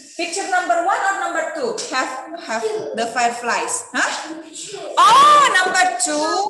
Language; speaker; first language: English; non-native, fluent; Indonesian